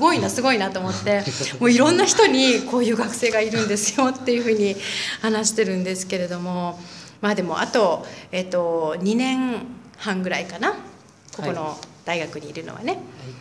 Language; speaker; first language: Japanese; native; Japanese